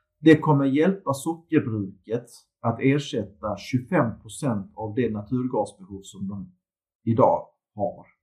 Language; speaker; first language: Swedish; early bilingual, other home language; Turkish